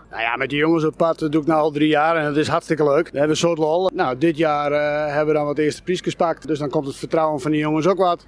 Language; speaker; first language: Dutch; non-native, local second language; Western Frisian